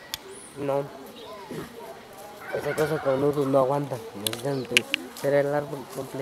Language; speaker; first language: Spanish; native; Spanish